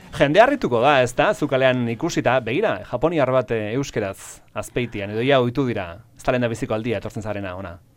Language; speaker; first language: Basque; native; Basque